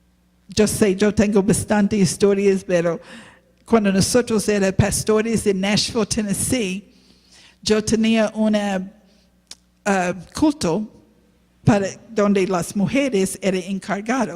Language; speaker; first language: Spanish; non-native, learner; English